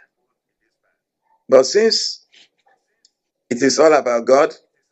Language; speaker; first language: English; non-native, local second language; Igbo